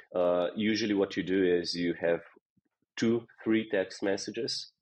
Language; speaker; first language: English; non-native, fluent; Slovenian